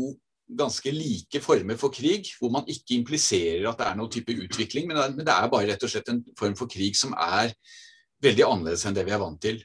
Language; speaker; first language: Norwegian; native; Norwegian